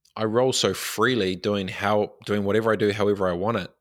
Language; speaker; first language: English; native; English